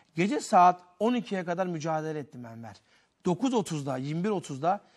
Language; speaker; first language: Turkish; native; Turkish